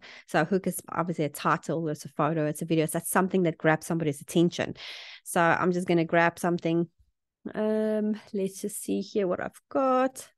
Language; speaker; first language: English; native; English